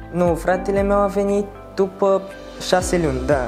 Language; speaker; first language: Romanian; non-native, learner; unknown